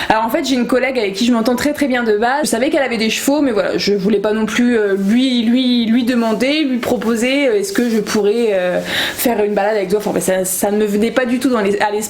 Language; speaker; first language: French; native; French